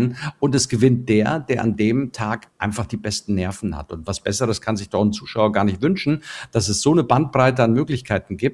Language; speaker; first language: German; native; German